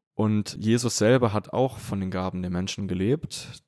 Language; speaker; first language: German; native; German